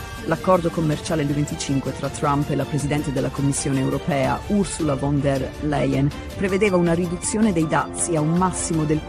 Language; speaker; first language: Italian; native; Italian